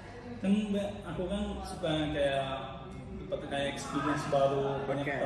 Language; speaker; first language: Indonesian; non-native, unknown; Malayalam